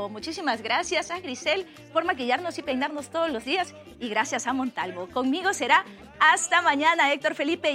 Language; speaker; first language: Spanish; native; Spanish